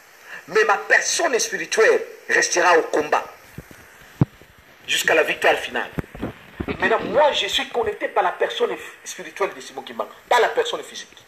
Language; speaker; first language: French; non-native, local second language; Lingala